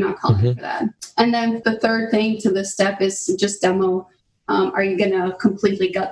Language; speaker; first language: English; non-native, fluent; Albanian